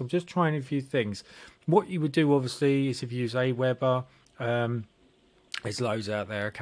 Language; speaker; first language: English; native; English